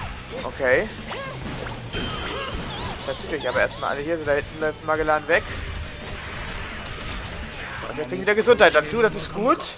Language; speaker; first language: German; native; German